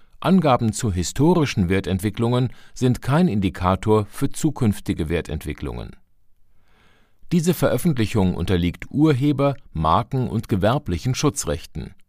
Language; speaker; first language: German; native; German